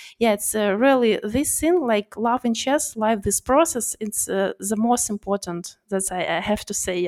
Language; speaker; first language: English; non-native, learner; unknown